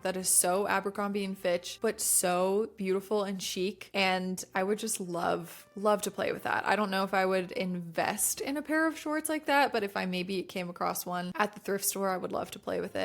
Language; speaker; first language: English; native; English